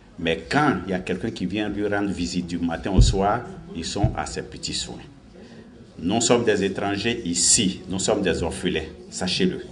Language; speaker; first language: French; non-native, local second language; Baoulé